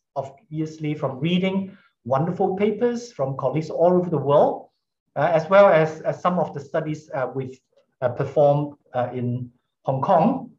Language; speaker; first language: English; non-native, local second language; Cantonese